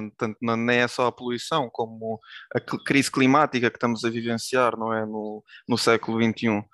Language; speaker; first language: Portuguese; early bilingual, other home language; Ukrainian